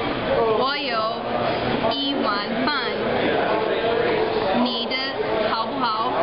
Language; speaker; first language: Chinese; non-native, learner; English